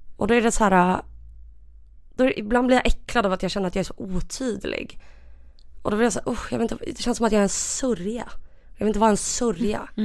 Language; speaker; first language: Swedish; native; Swedish